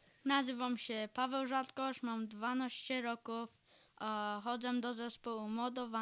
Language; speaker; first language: Polish; early bilingual, heritage; Polish